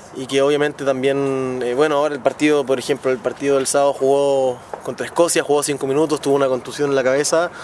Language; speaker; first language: Spanish; native; Spanish